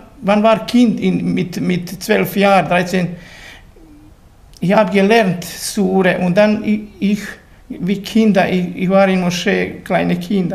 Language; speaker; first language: German; non-native, learner; Bosnian